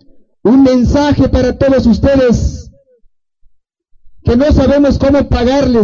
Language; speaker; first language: Spanish; non-native, local second language; Tzotzil